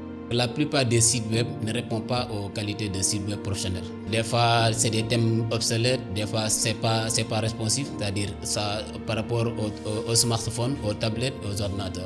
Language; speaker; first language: French; non-native, local second language; Wolof